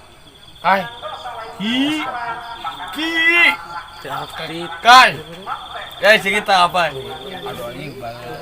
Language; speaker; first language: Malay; non-native, local second language; Sundanese